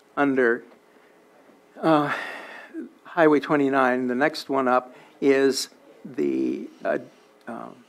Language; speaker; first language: English; native; English